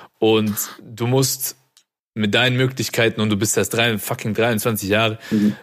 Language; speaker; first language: German; native; German